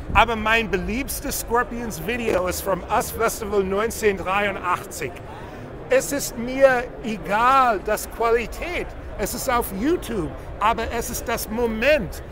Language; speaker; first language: German; non-native, fluent; English